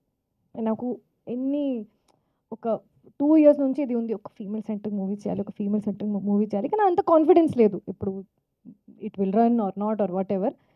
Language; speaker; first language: Telugu; non-native, fluent; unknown